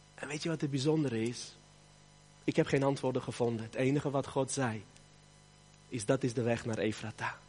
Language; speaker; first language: Dutch; early bilingual, other home language; Armenian